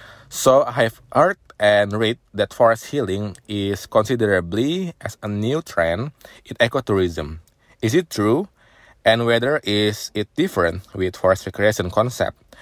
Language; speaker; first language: English; non-native, fluent; Indonesian